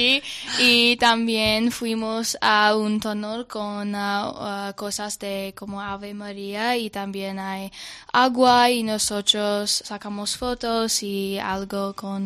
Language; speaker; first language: Spanish; non-native, learner; English